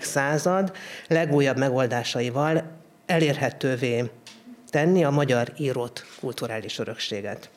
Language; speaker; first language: Hungarian; native; Hungarian